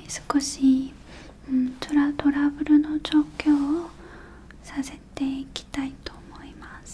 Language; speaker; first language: Japanese; non-native, learner; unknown